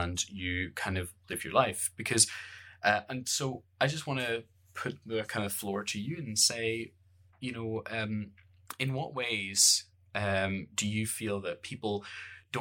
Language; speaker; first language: English; native; English